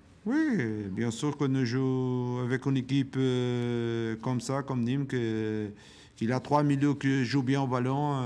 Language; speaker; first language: French; non-native, learner; Portuguese